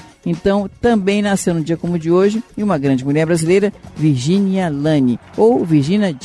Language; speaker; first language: Portuguese; native; Portuguese